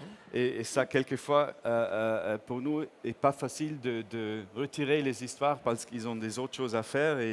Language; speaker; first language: French; non-native, fluent; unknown